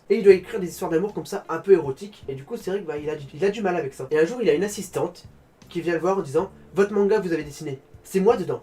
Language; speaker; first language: French; native; French